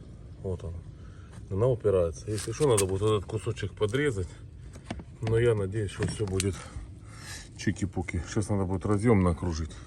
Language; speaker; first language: Russian; native; Russian